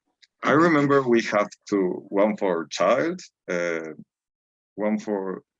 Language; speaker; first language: English; non-native, learner; Spanish